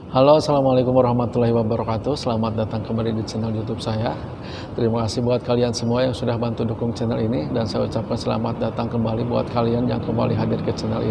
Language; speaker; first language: Indonesian; native; Indonesian